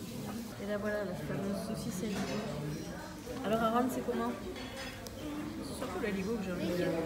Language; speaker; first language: French; native; French